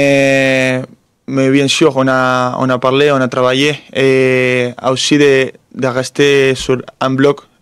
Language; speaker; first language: French; non-native, fluent; Spanish